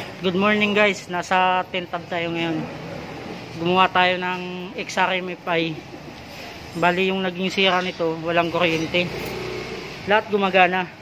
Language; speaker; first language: Filipino; non-native, local second language; Waray